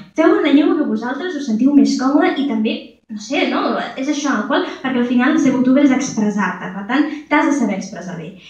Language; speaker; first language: Catalan; native; Catalan